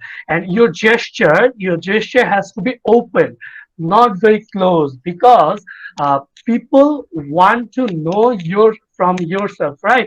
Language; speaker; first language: English; non-native, fluent; Bangla